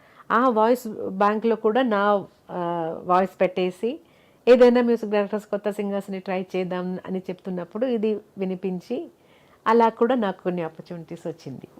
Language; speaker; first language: Telugu; non-native, local second language; Malayalam